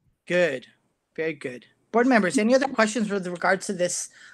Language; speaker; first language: English; native; English